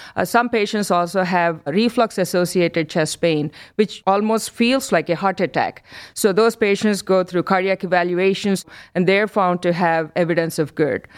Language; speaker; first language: English; non-native, local second language; Telugu